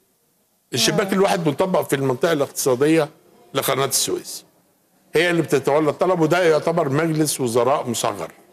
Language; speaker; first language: Arabic; native; Arabic